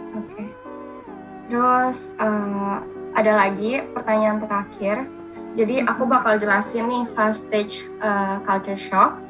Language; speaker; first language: Indonesian; native; Indonesian